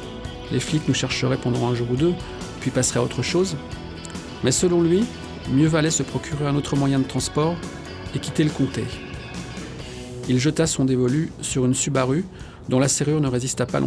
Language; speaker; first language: French; native; French